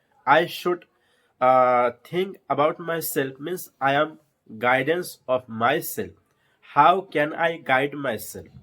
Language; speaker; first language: English; non-native, learner; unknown